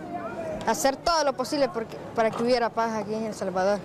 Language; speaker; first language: Spanish; native; Spanish